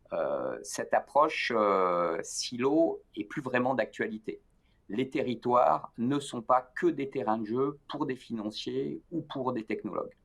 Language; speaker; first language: French; native; French